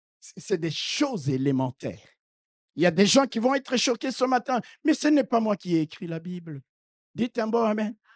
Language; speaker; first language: French; non-native, local second language; Lingala